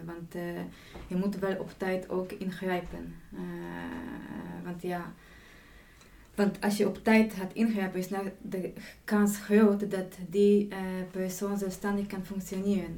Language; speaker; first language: Dutch; non-native, fluent; Polish